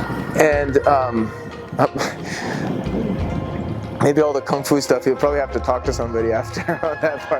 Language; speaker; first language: English; native; English